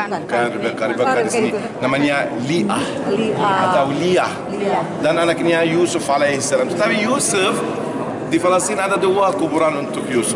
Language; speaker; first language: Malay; non-native, learner; Arabic